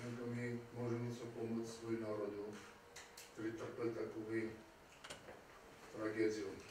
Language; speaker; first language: Czech; non-native, learner; Armenian